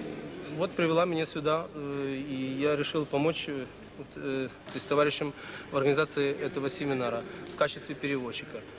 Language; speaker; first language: Russian; native; Russian